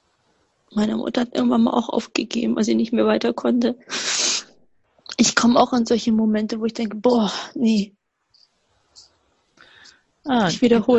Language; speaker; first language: German; native; German